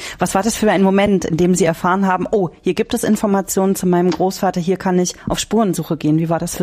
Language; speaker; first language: German; native; German